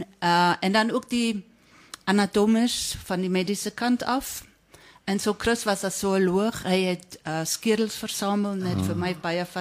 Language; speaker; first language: Afrikaans; non-native, fluent; German